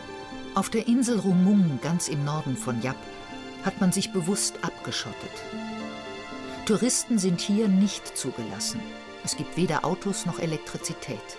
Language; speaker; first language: German; native; German